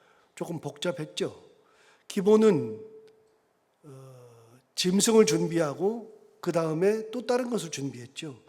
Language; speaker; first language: Korean; native; Korean